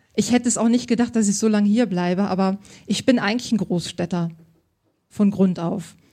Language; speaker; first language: German; native; German